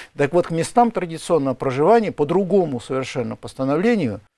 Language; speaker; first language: Russian; native; Russian